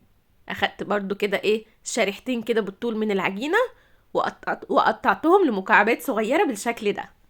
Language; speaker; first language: Arabic; native; Arabic